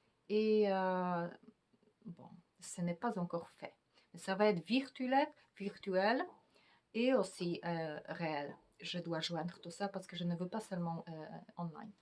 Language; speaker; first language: French; non-native, fluent; Polish